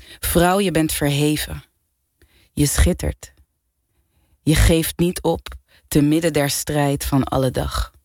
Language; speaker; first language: Dutch; native; Dutch